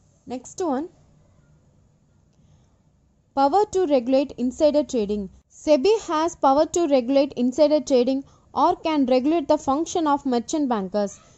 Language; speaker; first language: English; non-native, local second language; Tamil